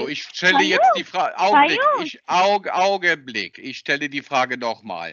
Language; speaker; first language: German; native; German